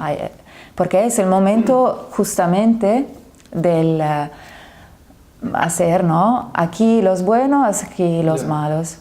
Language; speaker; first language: Spanish; non-native, fluent; Italian